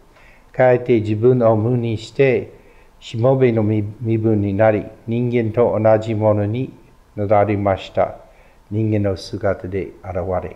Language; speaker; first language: Japanese; non-native, fluent; English